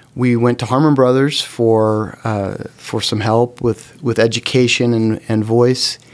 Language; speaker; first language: English; native; English